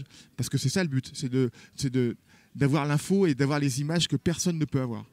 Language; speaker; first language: French; native; French